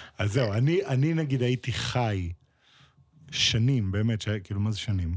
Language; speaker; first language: Hebrew; native; Hebrew